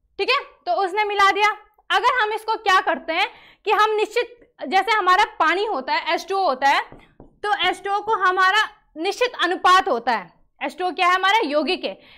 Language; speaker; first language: Hindi; native; Hindi